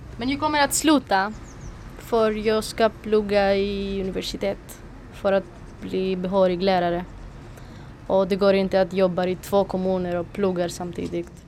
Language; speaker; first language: Swedish; non-native, learner; Greek